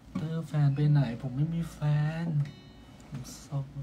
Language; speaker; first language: Thai; native; Thai